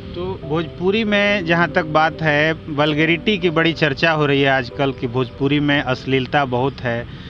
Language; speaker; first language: Hindi; native; Hindi